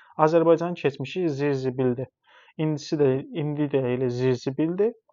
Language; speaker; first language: Azerbaijani; non-native, local second language; Talysh